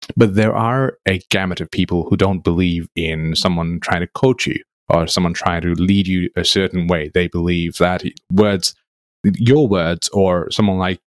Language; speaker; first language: English; non-native, local second language; Nepali